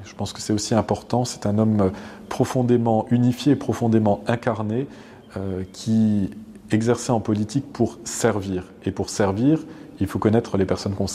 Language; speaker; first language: French; native; French